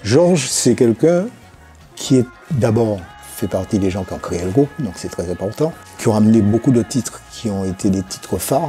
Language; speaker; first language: French; native; French